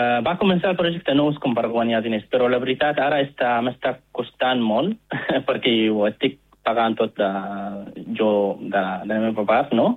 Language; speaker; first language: Catalan; non-native, fluent; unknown